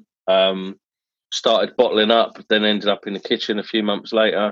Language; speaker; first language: English; native; English